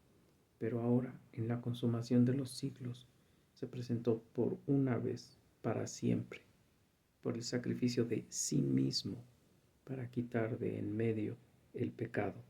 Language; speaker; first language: Spanish; native; Spanish